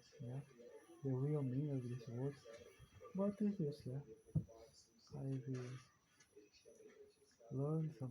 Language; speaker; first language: English; non-native, learner; Portuguese